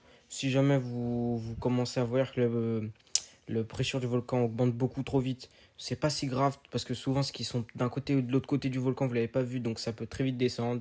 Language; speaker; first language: French; native; French